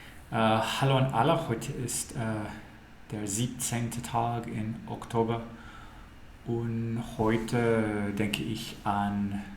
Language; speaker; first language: German; non-native, learner; English